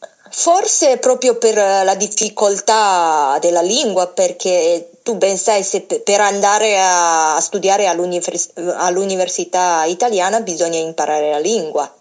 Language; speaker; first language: Italian; non-native, fluent; Chinese